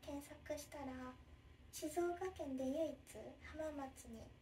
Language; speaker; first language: Japanese; native; Japanese